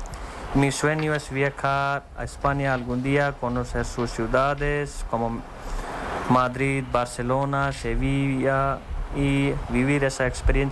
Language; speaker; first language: Spanish; non-native, fluent; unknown